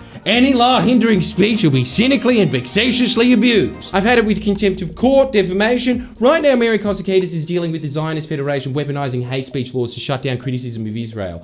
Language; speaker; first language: English; native; English